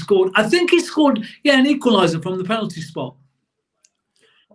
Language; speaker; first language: English; native; English